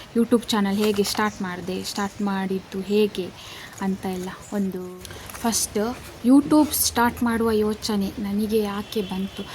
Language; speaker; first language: Kannada; non-native, local second language; Tulu